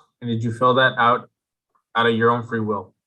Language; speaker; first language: English; native; English